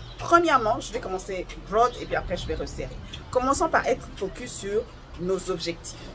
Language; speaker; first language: French; non-native, local second language; Lingala